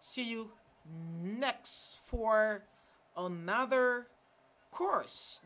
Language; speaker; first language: English; non-native, fluent; Haitian Creole